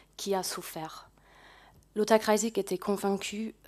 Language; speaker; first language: French; non-native, fluent; German